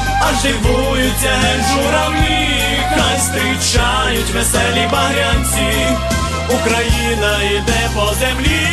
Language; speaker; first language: Ukrainian; native; Ukrainian